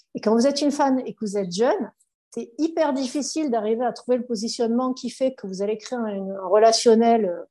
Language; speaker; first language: French; native; French